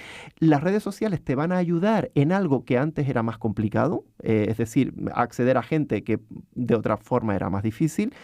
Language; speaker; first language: Spanish; native; Spanish